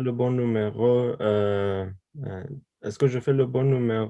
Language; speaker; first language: French; non-native, learner; Persian